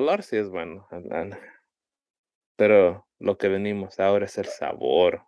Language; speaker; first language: Spanish; early bilingual, heritage; Spanish